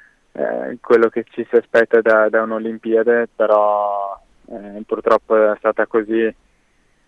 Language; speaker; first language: Italian; native; Italian